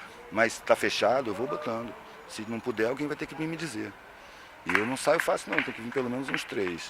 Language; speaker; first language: Portuguese; native; Portuguese